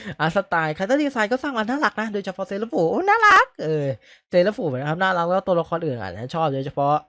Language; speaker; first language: Thai; native; Thai